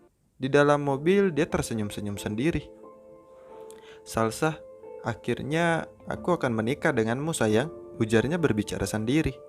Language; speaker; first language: Indonesian; native; Indonesian